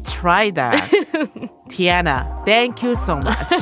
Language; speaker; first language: English; non-native, learner; Japanese